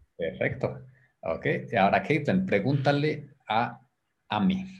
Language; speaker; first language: Spanish; native; Spanish